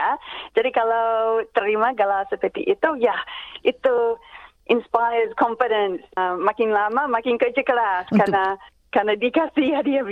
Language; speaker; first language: Indonesian; non-native, fluent; English